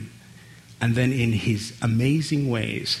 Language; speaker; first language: English; non-native, fluent; Arabic